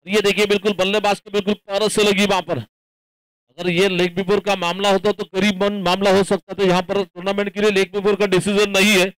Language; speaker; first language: Hindi; non-native, local second language; Marathi